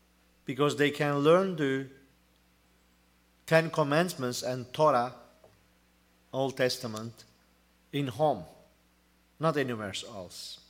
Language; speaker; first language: English; non-native, learner; Turkish